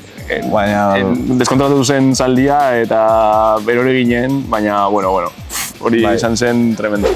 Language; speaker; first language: Basque; non-native, local second language; Spanish